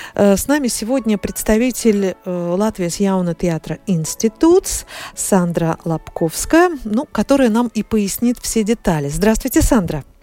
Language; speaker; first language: Russian; native; Russian